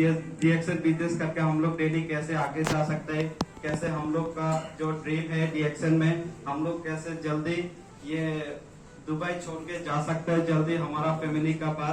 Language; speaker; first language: Hindi; non-native, learner; Bangla